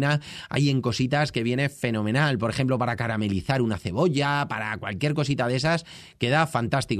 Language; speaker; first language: Spanish; native; Spanish